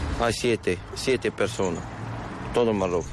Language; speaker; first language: Spanish; non-native, learner; Arabic